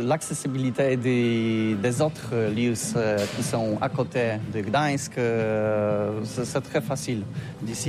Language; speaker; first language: French; non-native, learner; Polish